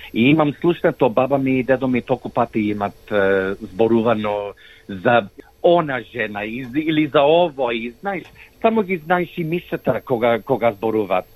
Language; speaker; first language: Macedonian; early bilingual, heritage; Macedonian